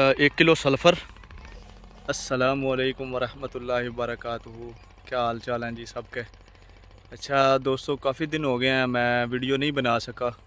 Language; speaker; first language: Urdu; non-native, local second language; Punjabi